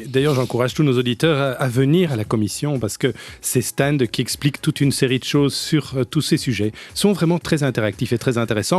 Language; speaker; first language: French; native; French